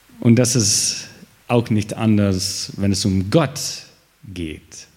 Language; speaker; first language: German; non-native, fluent; English